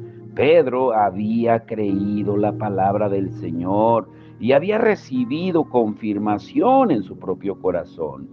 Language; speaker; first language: Spanish; native; Spanish